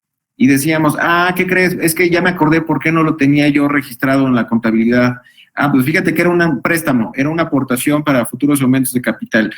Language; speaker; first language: Spanish; native; Spanish